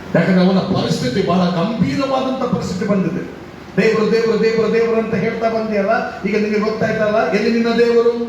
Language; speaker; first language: Kannada; non-native, local second language; Tulu